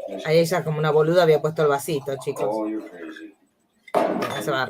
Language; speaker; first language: Spanish; native; Spanish